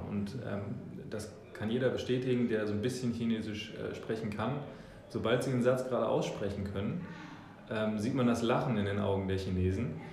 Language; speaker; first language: German; early bilingual, other home language; English